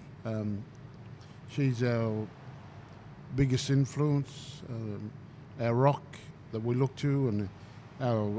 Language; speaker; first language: English; native; English